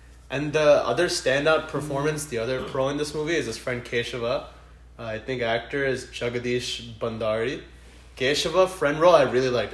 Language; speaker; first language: English; early bilingual, other home language; Telugu